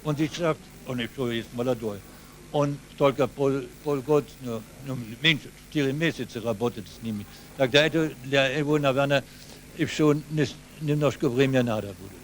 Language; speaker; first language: Russian; non-native, learner; German